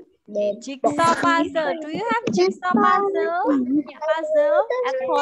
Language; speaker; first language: English; non-native, fluent; Indonesian